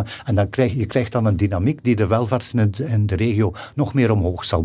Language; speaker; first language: Dutch; native; Dutch